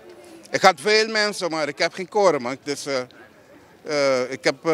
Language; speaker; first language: Dutch; non-native, local second language; Papiamento